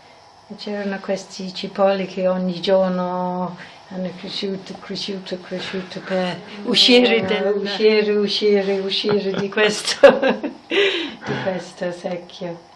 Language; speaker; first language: Italian; non-native, fluent; English